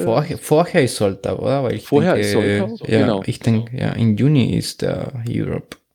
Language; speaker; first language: German; non-native, fluent; Spanish